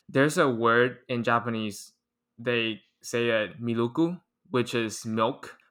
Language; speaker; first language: English; non-native, fluent; Chinese